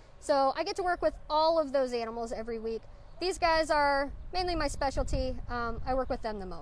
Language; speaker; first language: English; native; English